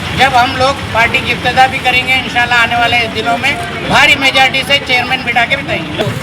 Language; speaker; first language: Hindi; non-native, local second language; Urdu